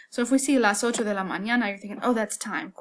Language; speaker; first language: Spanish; non-native, fluent; English